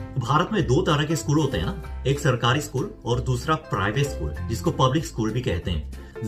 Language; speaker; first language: Hindi; non-native, fluent; Korean